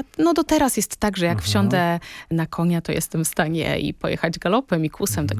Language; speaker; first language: Polish; native; Polish